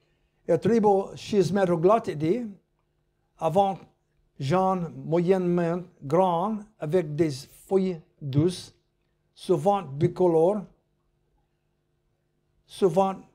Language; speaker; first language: French; non-native, learner; English